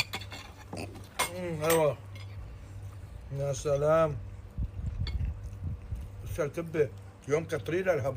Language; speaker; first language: Arabic; native; Arabic